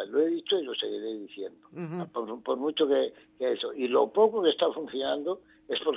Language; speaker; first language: Spanish; native; Spanish